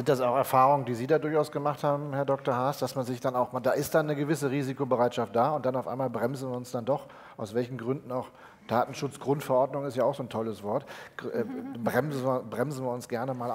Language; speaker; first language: German; native; German